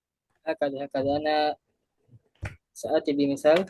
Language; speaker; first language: Arabic; non-native, fluent; Indonesian